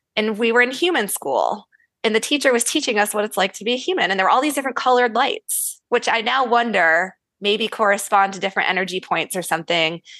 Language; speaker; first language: English; native; English